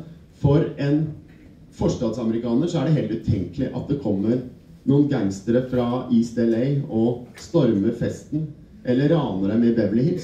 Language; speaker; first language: Norwegian; native; Norwegian